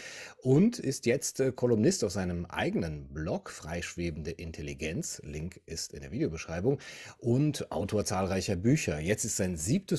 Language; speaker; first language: German; native; German